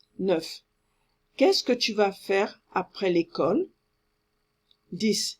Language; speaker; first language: French; non-native, fluent; English